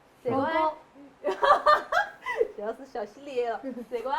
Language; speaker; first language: Chinese; native; Chinese